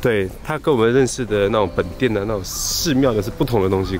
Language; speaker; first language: Chinese; native; Chinese